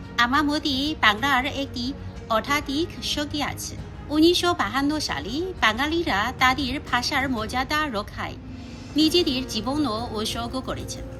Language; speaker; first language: Bangla; non-native, fluent; Chinese